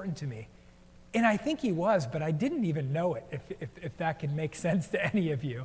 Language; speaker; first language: English; native; English